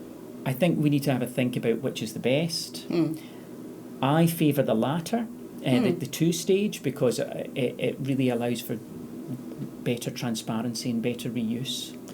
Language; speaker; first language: English; native; English